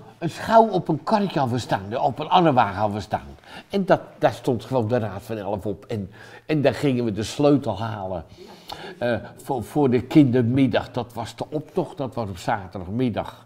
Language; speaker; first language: Dutch; native; Dutch